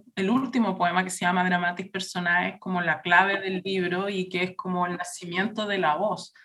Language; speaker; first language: Spanish; native; Spanish